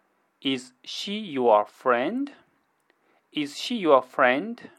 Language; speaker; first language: English; non-native, fluent; Japanese